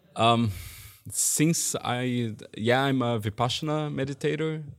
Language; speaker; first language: English; non-native, fluent; Portuguese